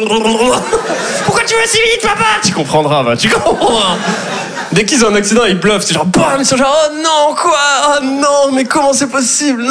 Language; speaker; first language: French; native; French